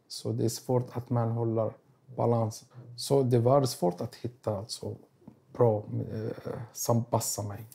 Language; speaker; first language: Swedish; non-native, learner; Arabic